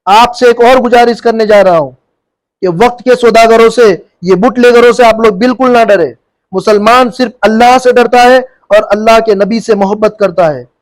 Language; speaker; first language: Hindi; non-native, local second language; Gujarati